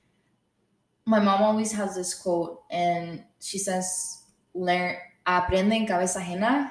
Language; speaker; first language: English; non-native, fluent; Spanish